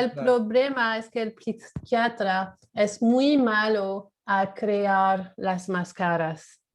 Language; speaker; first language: Spanish; non-native, learner; English